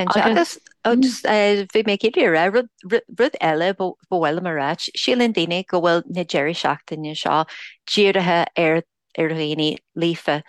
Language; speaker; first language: Irish; non-native, fluent; English